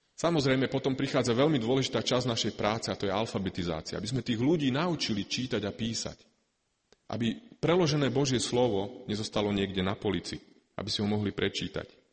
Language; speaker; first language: Slovak; native; Slovak